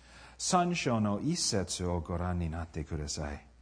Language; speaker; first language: Japanese; non-native, fluent; English